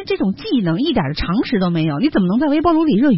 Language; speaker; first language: Chinese; native; Chinese